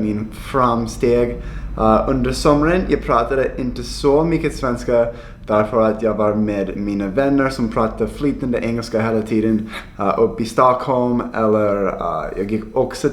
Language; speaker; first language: Swedish; non-native, learner; English